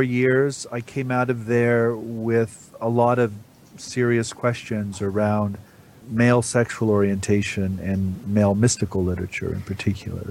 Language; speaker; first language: English; native; English